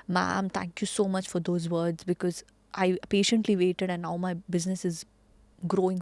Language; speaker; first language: English; non-native, local second language; Kannada